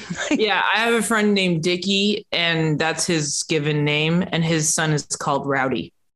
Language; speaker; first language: English; native; English